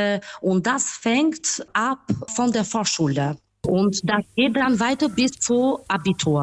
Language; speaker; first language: German; non-native, fluent; Albanian